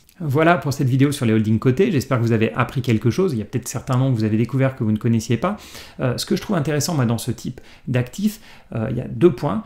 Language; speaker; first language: French; native; French